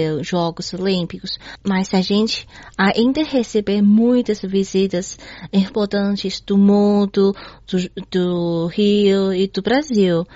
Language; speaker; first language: Portuguese; non-native, learner; Chinese